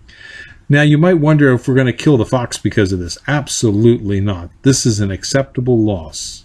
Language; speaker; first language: English; native; English